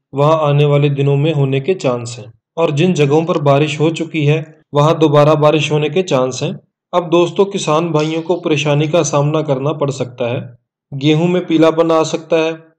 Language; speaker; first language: Hindi; non-native, local second language; Punjabi